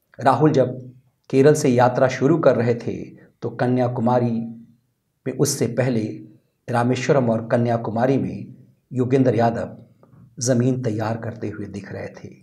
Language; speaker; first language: Hindi; native; Hindi